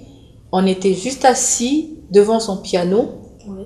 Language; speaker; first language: French; non-native, local second language; Lingala